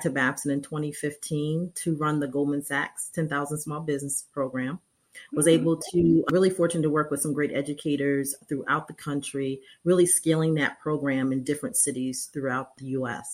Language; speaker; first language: English; native; English